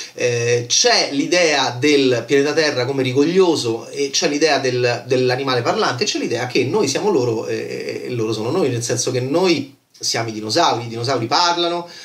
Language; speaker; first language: Italian; native; Italian